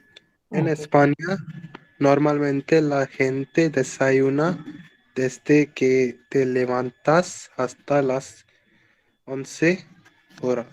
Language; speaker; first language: Spanish; non-native, learner; Hindi